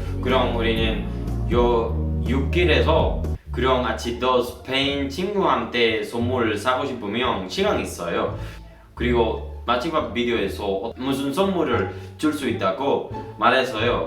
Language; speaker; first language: Korean; non-native, learner; Spanish